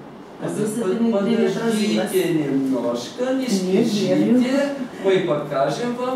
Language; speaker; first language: Russian; non-native, fluent; Bulgarian